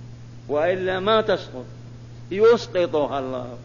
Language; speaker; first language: Arabic; native; Arabic